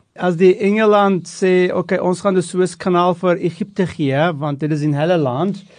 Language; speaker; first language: Afrikaans; non-native, local second language; English